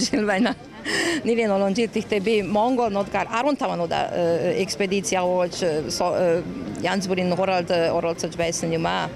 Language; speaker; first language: Mongolian; non-native, fluent; Hungarian